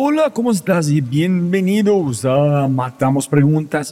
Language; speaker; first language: Spanish; non-native, fluent; English